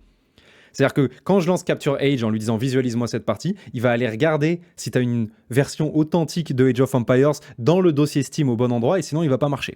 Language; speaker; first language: French; native; French